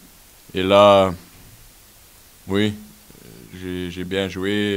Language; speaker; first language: French; non-native, local second language; Dutch